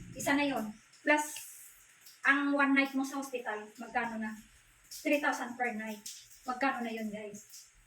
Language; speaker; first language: Filipino; non-native, local second language; Cebuano